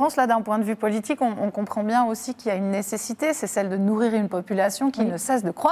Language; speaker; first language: French; native; French